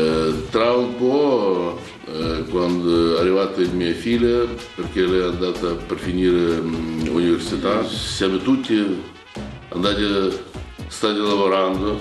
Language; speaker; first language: Italian; non-native, learner; Ukrainian